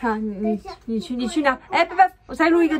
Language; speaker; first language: Chinese; non-native, fluent; French